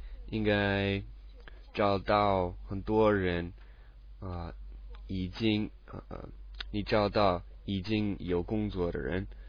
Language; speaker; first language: Chinese; non-native, learner; English